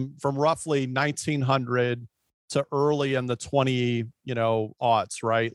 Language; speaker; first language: English; native; English